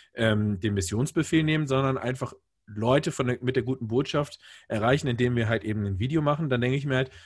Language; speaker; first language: German; native; German